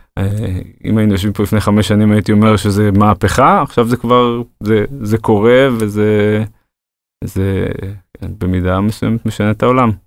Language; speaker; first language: Hebrew; native; Hebrew